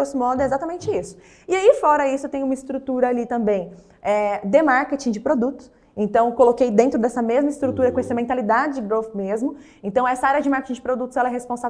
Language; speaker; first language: Portuguese; native; Portuguese